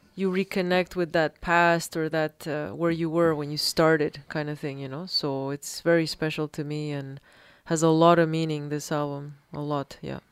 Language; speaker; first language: English; early bilingual, other home language; Spanish